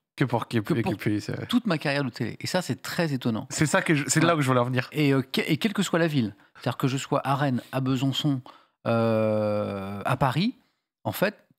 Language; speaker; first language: French; native; French